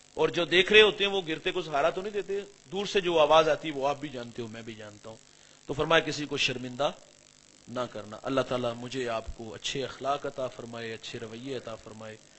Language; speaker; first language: Urdu; non-native, local second language; Punjabi